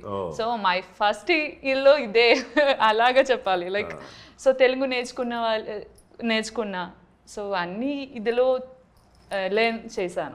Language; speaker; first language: Telugu; non-native, learner; Malayalam